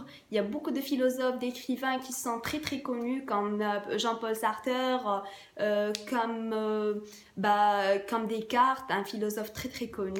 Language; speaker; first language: French; non-native, local second language; Arabic